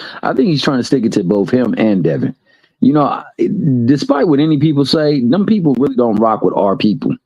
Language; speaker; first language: English; native; English